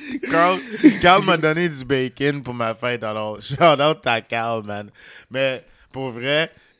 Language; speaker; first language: French; native; French